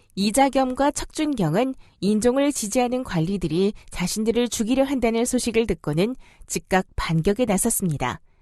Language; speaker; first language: Korean; native; Korean